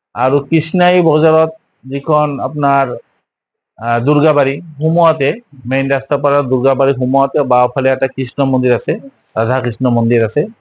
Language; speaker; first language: Assamese; non-native, local second language; Bangla